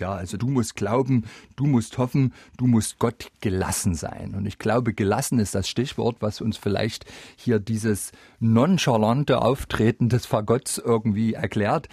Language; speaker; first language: German; native; German